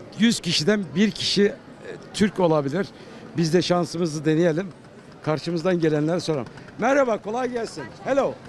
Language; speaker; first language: Turkish; native; Turkish